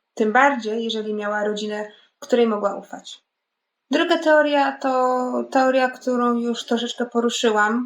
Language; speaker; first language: Polish; native; Polish